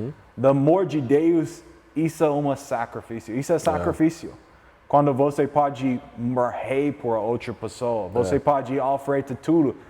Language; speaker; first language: Portuguese; non-native, learner; English